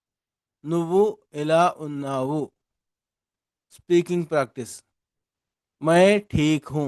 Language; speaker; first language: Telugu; non-native, local second language; Urdu